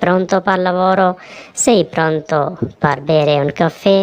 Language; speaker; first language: Italian; non-native, learner; Urdu